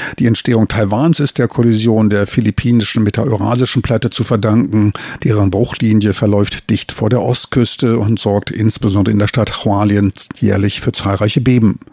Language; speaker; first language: German; native; German